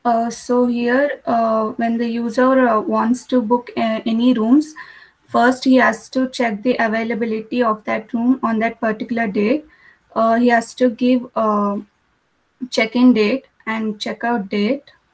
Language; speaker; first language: English; non-native, local second language; Kannada